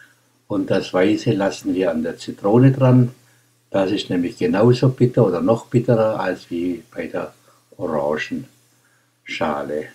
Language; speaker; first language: German; native; German